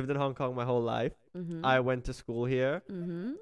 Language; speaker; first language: English; non-native, local second language; Hindi